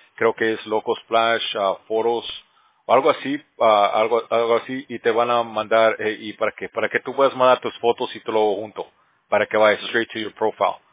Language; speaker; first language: Spanish; early bilingual, heritage; Spanish